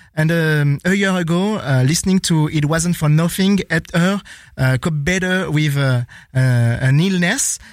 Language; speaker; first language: English; non-native, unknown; French